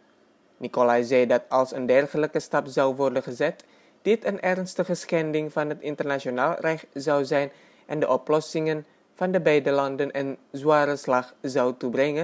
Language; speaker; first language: Dutch; non-native, fluent; Indonesian